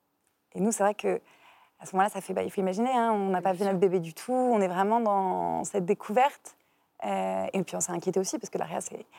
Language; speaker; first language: French; native; French